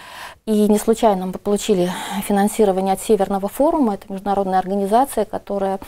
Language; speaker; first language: Russian; native; Russian